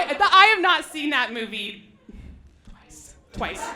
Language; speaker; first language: English; native; English